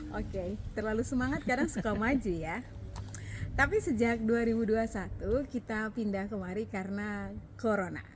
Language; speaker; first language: Indonesian; native; Indonesian